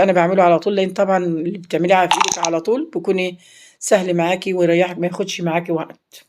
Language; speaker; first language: Arabic; native; Arabic